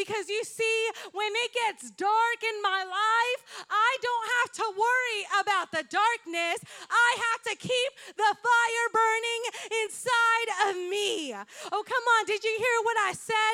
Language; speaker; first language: English; non-native, fluent; Spanish